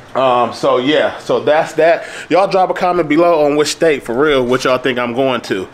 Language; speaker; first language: English; native; English